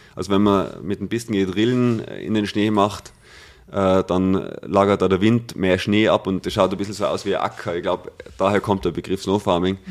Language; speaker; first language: German; native; German